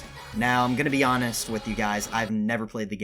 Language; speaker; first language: English; native; English